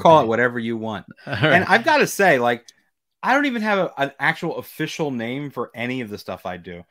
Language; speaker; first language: English; native; English